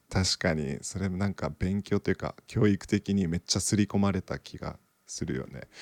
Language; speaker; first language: Japanese; native; Japanese